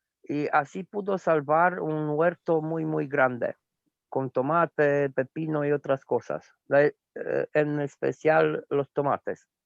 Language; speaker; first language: Spanish; non-native, fluent; Romanian